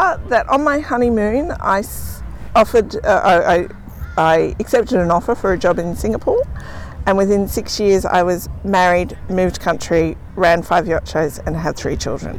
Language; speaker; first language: English; native; English